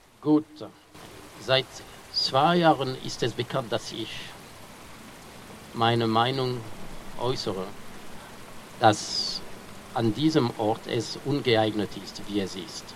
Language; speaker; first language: German; non-native, fluent; French